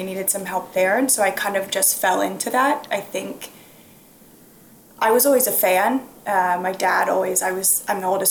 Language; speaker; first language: English; native; English